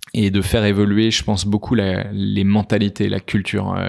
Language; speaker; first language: French; native; French